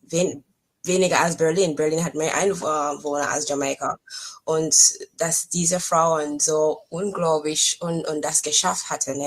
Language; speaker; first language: German; non-native, fluent; English